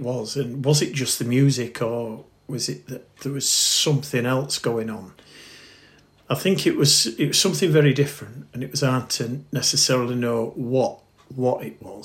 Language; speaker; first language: English; native; English